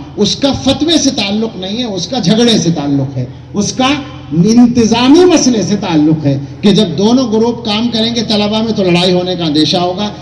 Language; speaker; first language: Urdu; native; Urdu